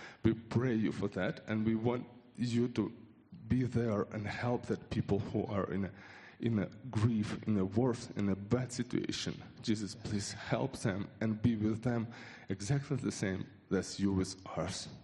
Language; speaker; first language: English; non-native, fluent; Ukrainian